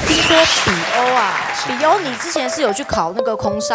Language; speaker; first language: Chinese; native; Chinese